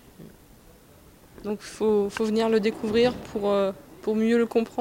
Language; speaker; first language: French; native; French